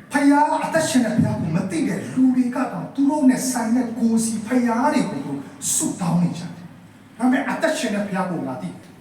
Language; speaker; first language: Burmese; non-native, local second language; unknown